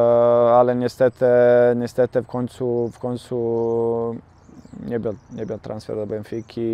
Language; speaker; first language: Polish; non-native, learner; Bosnian